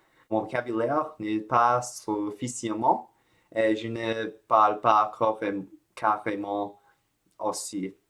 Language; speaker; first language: French; non-native, learner; English